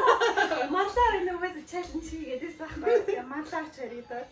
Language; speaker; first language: Mongolian; native; Mongolian